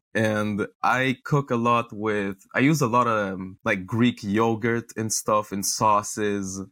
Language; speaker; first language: English; non-native, fluent; Romanian